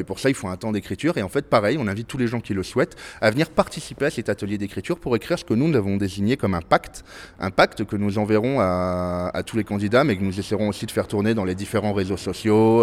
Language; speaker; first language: French; native; French